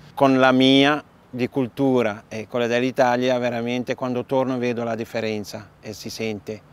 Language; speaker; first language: Italian; non-native, fluent; Wolof